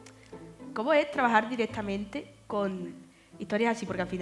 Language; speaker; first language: Spanish; native; Spanish